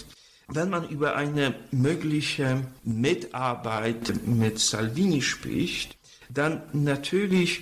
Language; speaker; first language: German; non-native, fluent; Polish